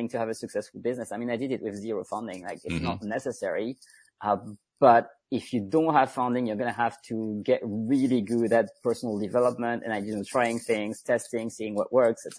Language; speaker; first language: English; non-native, fluent; French